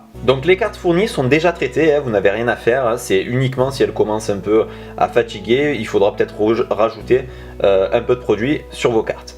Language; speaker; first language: French; native; French